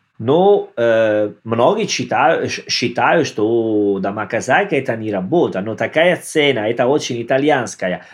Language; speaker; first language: Russian; non-native, learner; Italian